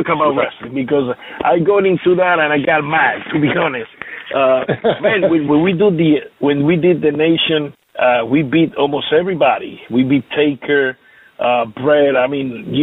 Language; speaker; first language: English; non-native, learner; Spanish